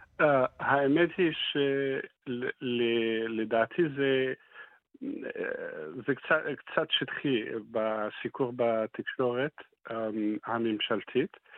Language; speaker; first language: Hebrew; non-native, fluent; Arabic